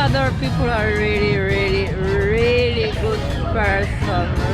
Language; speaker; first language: English; non-native, fluent; Polish